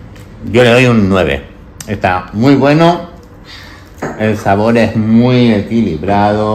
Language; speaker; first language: Spanish; native; Spanish